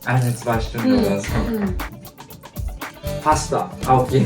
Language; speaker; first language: German; non-native, learner; Japanese